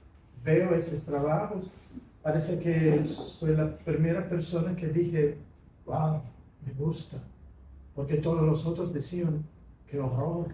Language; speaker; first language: Spanish; non-native, fluent; Portuguese